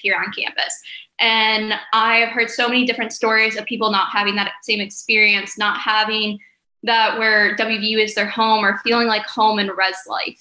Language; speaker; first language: English; native; English